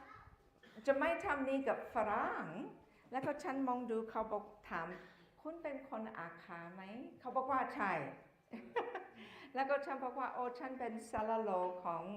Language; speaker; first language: Thai; non-native, fluent; English